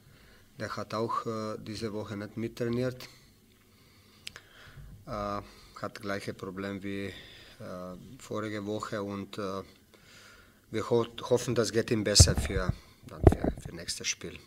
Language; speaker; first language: German; non-native, fluent; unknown